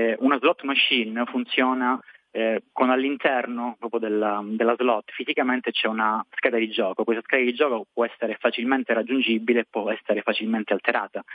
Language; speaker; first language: Italian; native; Italian